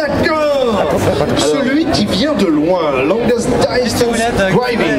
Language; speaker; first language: French; native; French